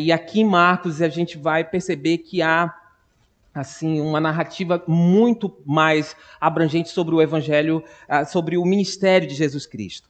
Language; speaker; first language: Portuguese; native; Portuguese